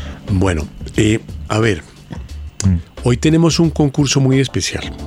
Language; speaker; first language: Spanish; native; Spanish